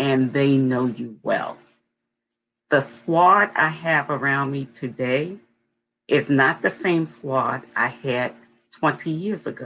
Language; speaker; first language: English; native; English